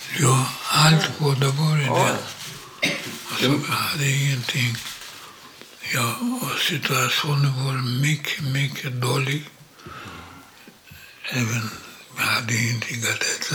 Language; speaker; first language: Swedish; non-native, learner; Polish